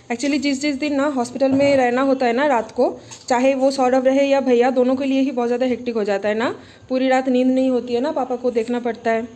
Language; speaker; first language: Hindi; non-native, local second language; Bangla